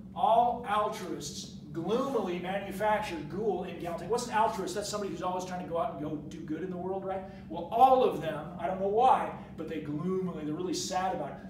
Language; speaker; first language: English; native; English